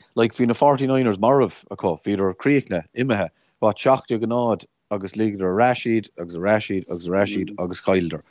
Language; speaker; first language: Irish; native; Irish